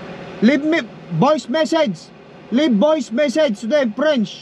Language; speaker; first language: English; non-native, local second language; Filipino